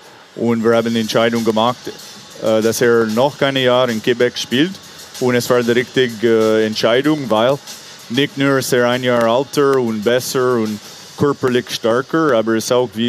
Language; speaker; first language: German; non-native, fluent; English